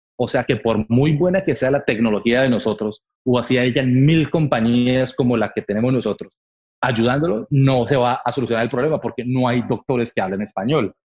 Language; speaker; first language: Spanish; native; Spanish